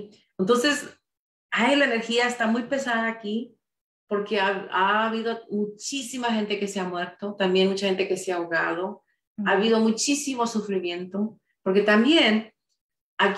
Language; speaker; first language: Spanish; early bilingual, heritage; Spanish